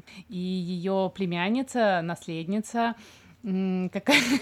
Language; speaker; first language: Russian; native; Russian